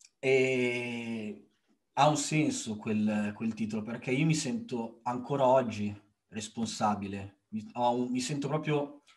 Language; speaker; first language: Italian; early bilingual, other home language; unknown